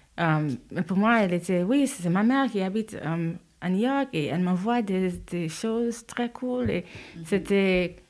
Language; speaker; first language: French; non-native, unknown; Haitian Creole